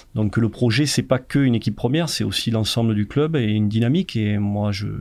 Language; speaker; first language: French; native; French